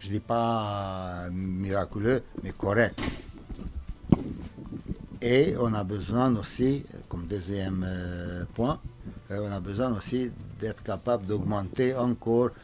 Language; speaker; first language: French; non-native, fluent; Romanian